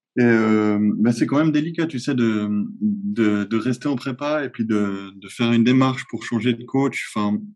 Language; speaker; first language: French; native; French